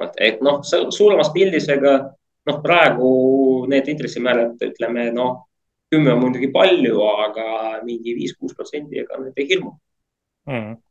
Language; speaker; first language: Estonian; non-native, local second language; Russian